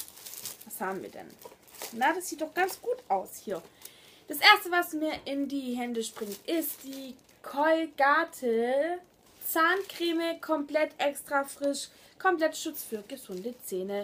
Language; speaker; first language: German; native; German